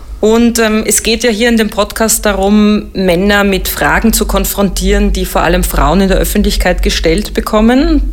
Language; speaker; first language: German; native; German